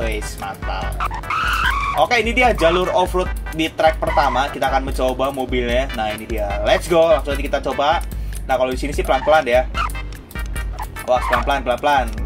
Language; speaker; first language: Indonesian; native; Indonesian